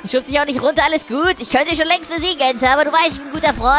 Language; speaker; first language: German; native; German